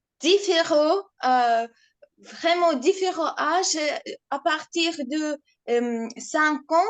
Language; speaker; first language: French; non-native, learner; Ukrainian